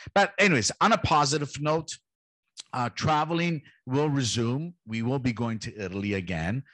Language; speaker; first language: English; early bilingual, heritage; Italian